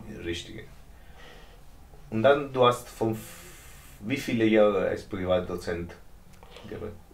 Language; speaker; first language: German; non-native, learner; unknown